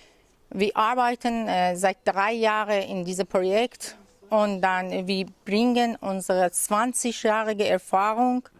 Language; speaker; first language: German; non-native, learner; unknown